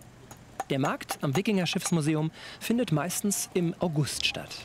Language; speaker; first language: German; native; German